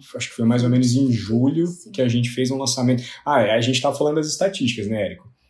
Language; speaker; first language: Portuguese; native; Portuguese